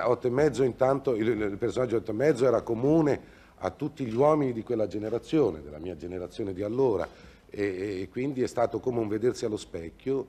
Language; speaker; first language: Italian; native; Italian